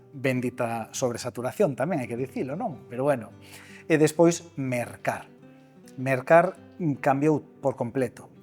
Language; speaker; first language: Galician; native; Galician